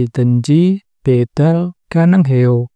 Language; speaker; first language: Korean; non-native, fluent; Indonesian